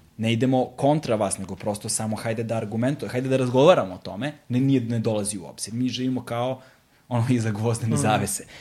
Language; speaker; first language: Serbian; native; Serbian